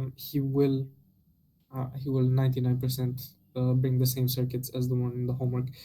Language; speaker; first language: English; non-native, fluent; Romanian